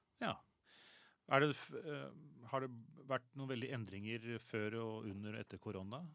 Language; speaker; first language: Norwegian; native; Norwegian